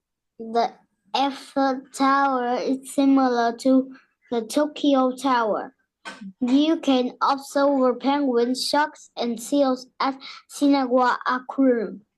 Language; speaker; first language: English; non-native, learner; Vietnamese